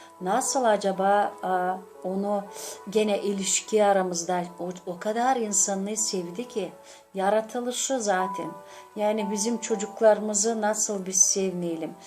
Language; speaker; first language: Turkish; non-native, learner; Gagauz